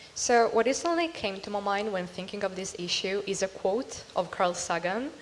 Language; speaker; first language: English; non-native, fluent; Italian